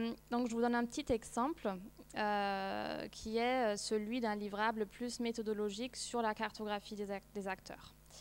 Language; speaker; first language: French; non-native, fluent; German